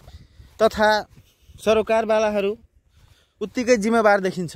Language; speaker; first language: Nepali; non-native, local second language; Maithili